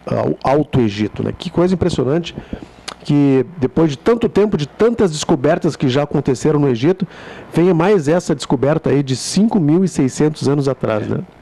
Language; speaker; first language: Portuguese; native; Portuguese